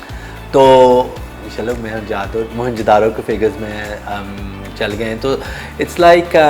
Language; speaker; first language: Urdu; early bilingual, heritage; Urdu